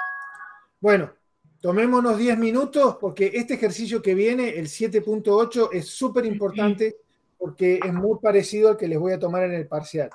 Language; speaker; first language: Spanish; native; Spanish